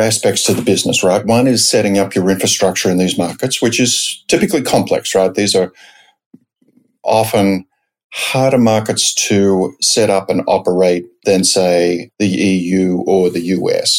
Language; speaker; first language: English; native; English